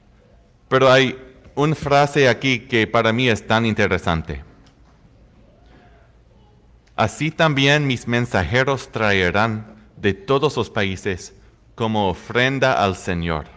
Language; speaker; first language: Spanish; non-native, fluent; English